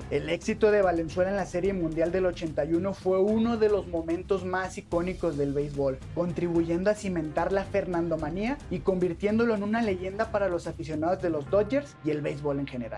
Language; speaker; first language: Spanish; native; Spanish